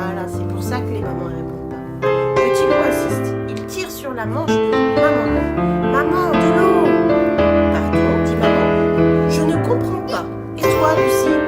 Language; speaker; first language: French; native; French